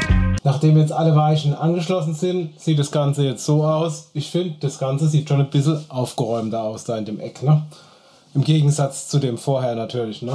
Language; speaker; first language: German; native; German